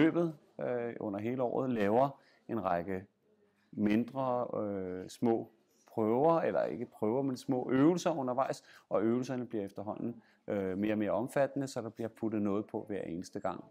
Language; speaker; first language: Danish; native; Danish